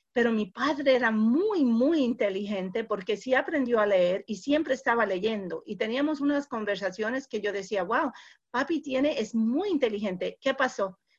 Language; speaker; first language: Spanish; early bilingual, heritage; Spanish